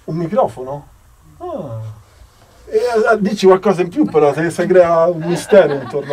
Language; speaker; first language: Italian; native; Italian